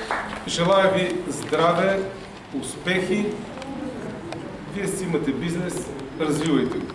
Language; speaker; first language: Bulgarian; native; Bulgarian